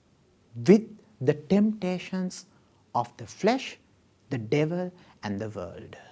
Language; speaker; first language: English; non-native, local second language; Sinhala